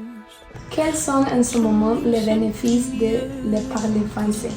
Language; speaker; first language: French; non-native, learner; Spanish